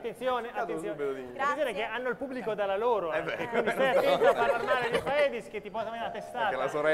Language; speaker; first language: Italian; native; Italian